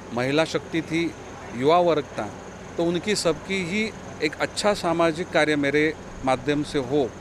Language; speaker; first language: Hindi; non-native, local second language; Marathi